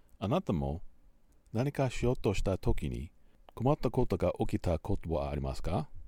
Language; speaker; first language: Japanese; non-native, learner; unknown